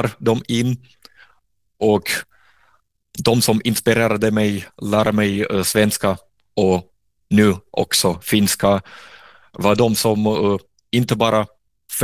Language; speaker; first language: Swedish; non-native, fluent; Russian